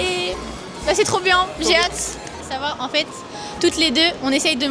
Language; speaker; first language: French; native; French